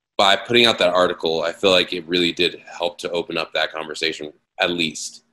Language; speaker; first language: English; native; English